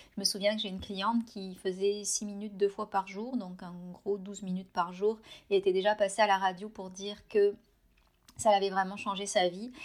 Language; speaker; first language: French; native; French